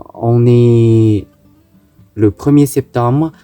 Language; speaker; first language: French; non-native, fluent; Thai